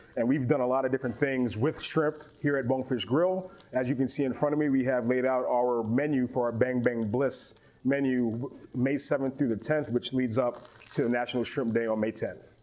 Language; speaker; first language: English; native; English